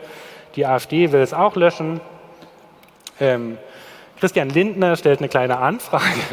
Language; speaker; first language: German; native; German